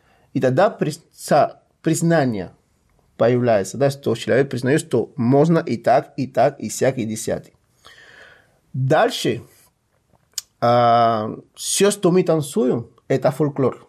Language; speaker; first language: Russian; non-native, fluent; Spanish